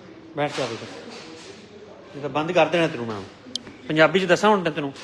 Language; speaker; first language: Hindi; non-native, local second language; Punjabi